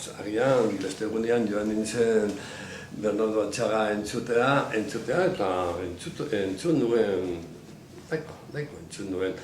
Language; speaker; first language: Basque; non-native, local second language; Spanish